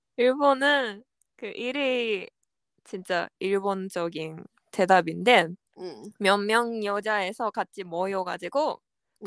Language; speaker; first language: Korean; non-native, fluent; Japanese